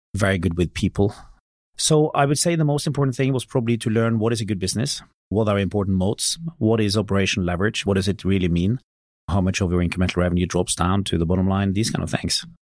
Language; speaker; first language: English; non-native, fluent; Norwegian